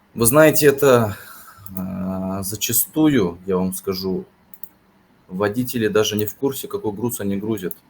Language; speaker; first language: Russian; native; Russian